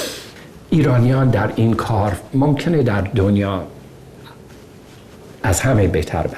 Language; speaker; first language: Persian; non-native, fluent; English